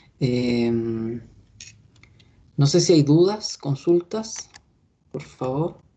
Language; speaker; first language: Spanish; native; Spanish